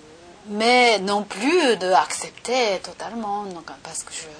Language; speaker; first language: French; non-native, learner; Japanese